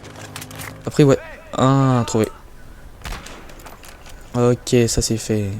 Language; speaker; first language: French; native; French